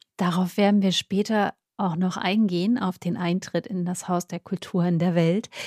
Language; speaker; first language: German; native; German